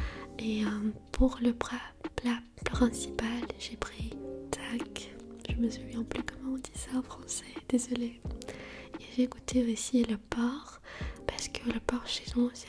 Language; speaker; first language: French; non-native, fluent; Armenian